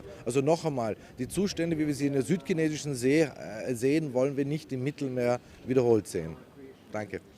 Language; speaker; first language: German; native; German